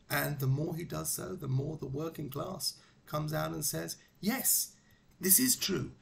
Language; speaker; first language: English; native; English